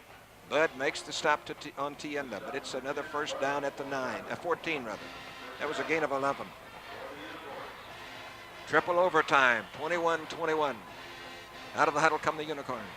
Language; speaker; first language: English; native; English